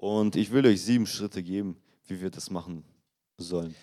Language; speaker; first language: German; non-native, learner; Russian